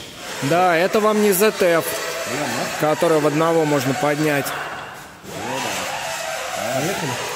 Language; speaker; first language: Russian; native; Russian